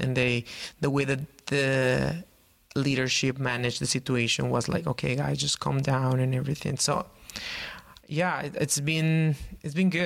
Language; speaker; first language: English; non-native, fluent; Spanish